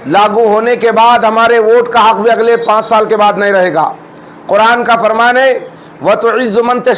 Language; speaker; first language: Urdu; native; Urdu